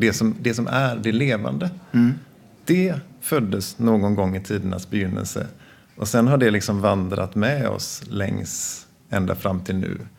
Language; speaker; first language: Swedish; native; Swedish